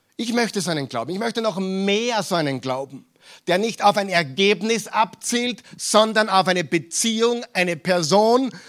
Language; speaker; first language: German; non-native, fluent; English